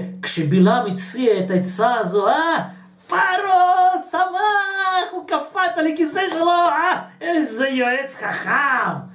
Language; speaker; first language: Hebrew; non-native, fluent; Russian